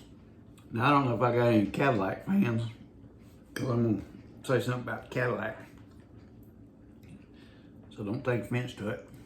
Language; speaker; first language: English; native; English